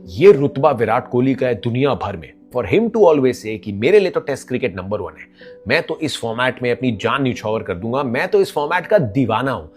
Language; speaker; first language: Hindi; native; Hindi